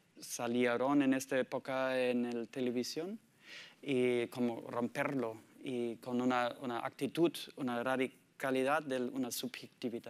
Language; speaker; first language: Spanish; non-native, learner; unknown